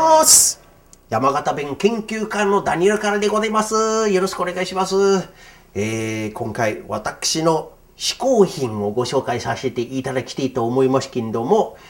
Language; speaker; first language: Japanese; non-native, fluent; English